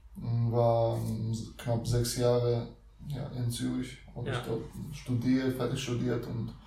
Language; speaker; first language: German; early bilingual, other home language; Russian